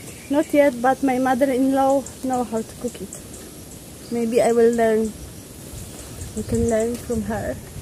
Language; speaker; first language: English; non-native, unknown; Polish